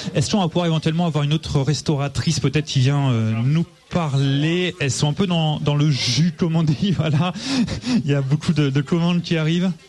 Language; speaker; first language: French; native; French